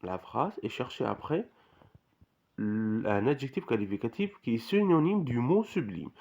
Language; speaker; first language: French; non-native, local second language; Arabic